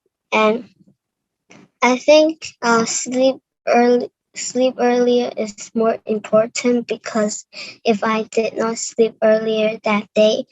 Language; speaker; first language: English; non-native, learner; Cantonese